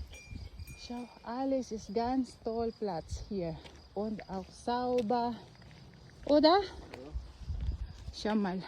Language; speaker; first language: German; non-native, learner; Filipino